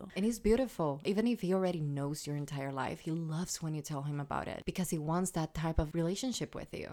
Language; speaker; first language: English; non-native, fluent; Spanish